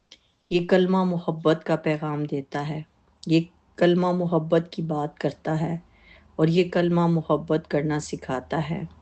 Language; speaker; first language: Urdu; native; Urdu